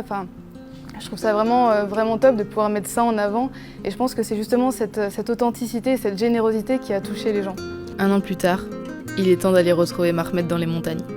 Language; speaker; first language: French; native; French